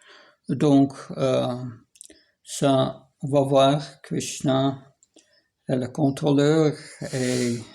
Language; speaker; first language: French; non-native, fluent; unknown